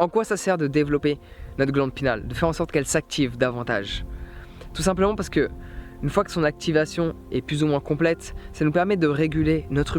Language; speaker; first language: French; native; French